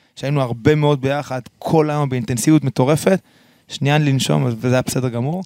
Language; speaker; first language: Hebrew; early bilingual, other home language; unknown